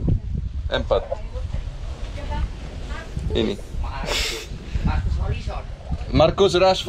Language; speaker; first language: Indonesian; non-native, learner; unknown